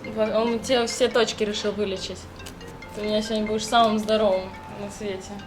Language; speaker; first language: Russian; native; Russian